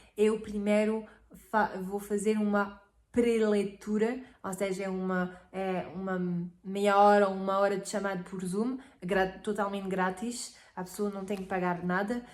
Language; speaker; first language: Portuguese; non-native, fluent; French